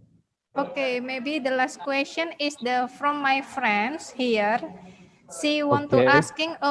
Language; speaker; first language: English; non-native, learner; Indonesian